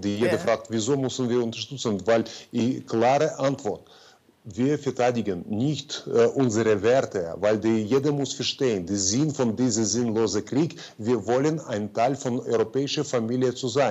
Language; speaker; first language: German; non-native, fluent; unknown